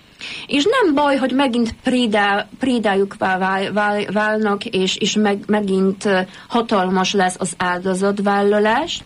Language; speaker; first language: Hungarian; non-native, fluent; Polish